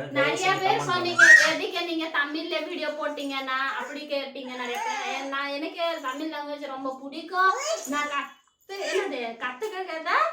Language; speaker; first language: Tamil; non-native, local second language; Odia